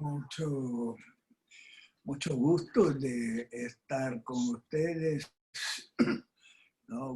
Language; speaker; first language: Spanish; non-native, fluent; Portuguese